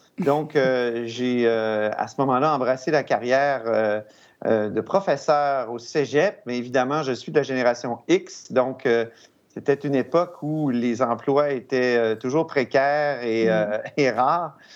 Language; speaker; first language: French; native; French